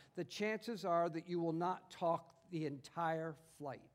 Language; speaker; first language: English; native; English